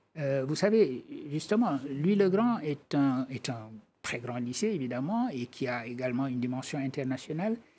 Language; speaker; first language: French; non-native, local second language; Wolof